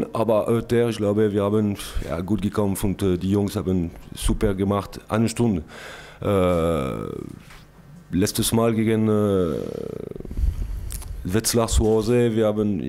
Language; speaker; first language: German; non-native, learner; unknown